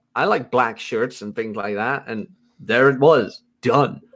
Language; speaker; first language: English; non-native, fluent; Dutch